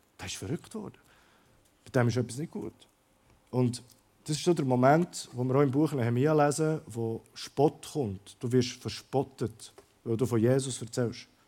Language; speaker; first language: German; early bilingual, other home language; Croatian